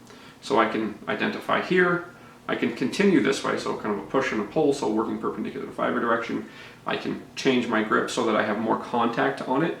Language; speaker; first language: English; native; English